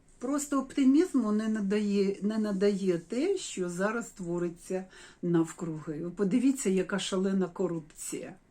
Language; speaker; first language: Ukrainian; non-native, local second language; Russian